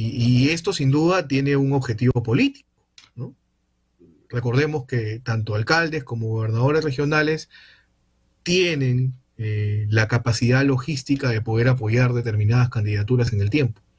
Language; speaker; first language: Spanish; native; Spanish